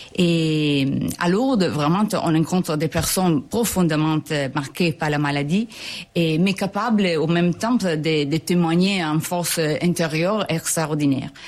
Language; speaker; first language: French; non-native, fluent; Italian